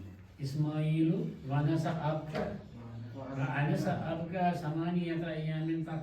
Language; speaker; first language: Arabic; non-native, learner; Kashmiri